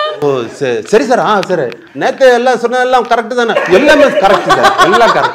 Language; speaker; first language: Tamil; non-native, learner; Malayalam